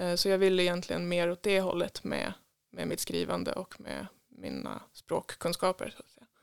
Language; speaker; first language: Swedish; native; Swedish